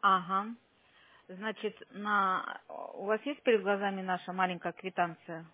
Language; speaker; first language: Russian; native; Russian